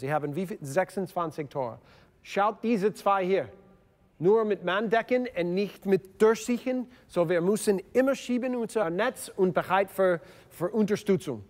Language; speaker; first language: German; non-native, learner; English